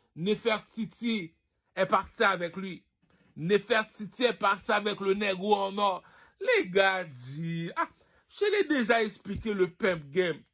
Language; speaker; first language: French; non-native, local second language; Haitian Creole